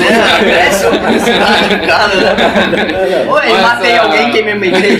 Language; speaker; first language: Portuguese; native; Portuguese